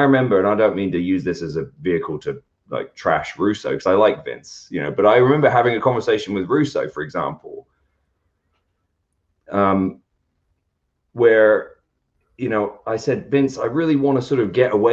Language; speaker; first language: English; native; English